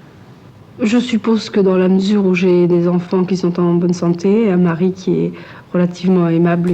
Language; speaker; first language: French; native; French